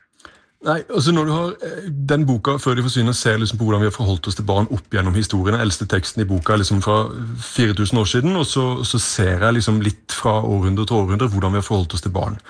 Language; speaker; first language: Norwegian; native; Norwegian